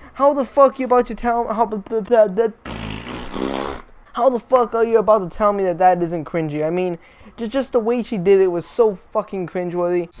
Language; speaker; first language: English; native; English